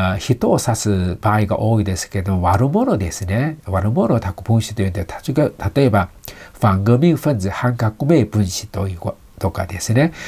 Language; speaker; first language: Japanese; non-native, fluent; Chinese